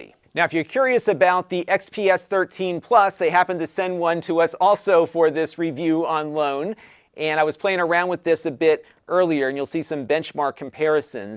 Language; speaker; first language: English; native; English